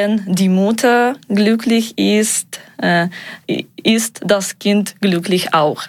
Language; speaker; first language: German; non-native, fluent; Ukrainian